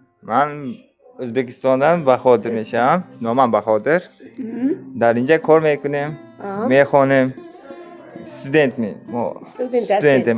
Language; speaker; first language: Persian; non-native, learner; Uzbek